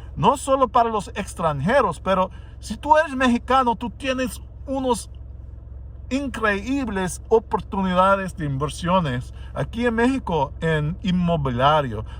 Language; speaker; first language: Spanish; non-native, fluent; English